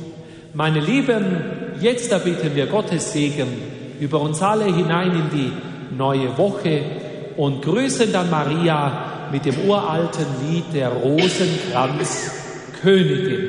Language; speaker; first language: German; native; German